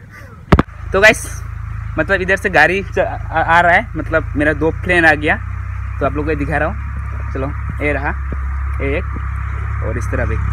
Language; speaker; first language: Hindi; non-native, local second language; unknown